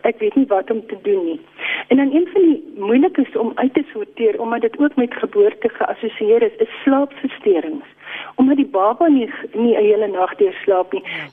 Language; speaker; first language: Afrikaans; native; Afrikaans